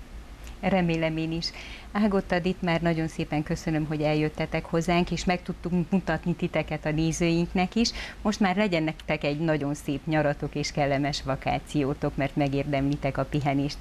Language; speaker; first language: Hungarian; native; Hungarian